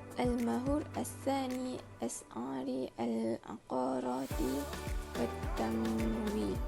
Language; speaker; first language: Arabic; non-native, learner; Malay